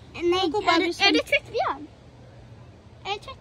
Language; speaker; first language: Swedish; early bilingual, other home language; Persian